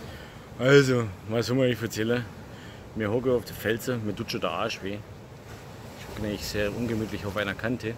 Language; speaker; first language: German; native; German